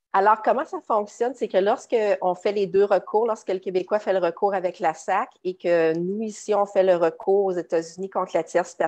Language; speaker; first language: French; native; French